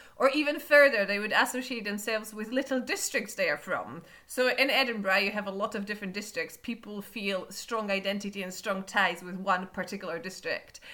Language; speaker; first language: English; non-native, fluent; Polish